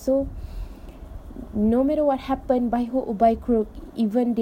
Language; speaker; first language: English; non-native, local second language; Malay